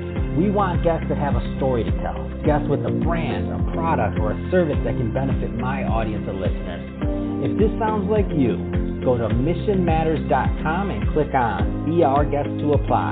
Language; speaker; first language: English; native; English